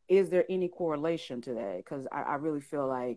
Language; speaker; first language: English; native; English